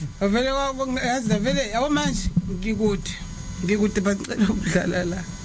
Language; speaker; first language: Zulu; native; Zulu